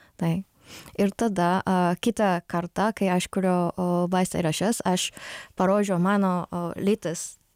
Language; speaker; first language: Lithuanian; non-native, learner; Japanese